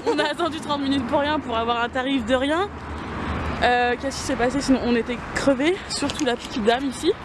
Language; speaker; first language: French; native; French